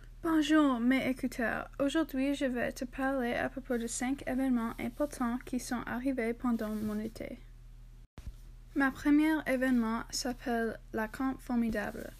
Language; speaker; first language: French; non-native, learner; English